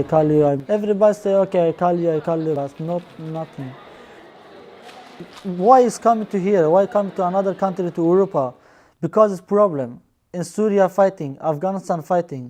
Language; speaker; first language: English; non-native, learner; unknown